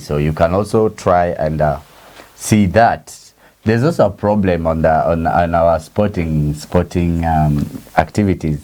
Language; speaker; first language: English; non-native, local second language; Swahili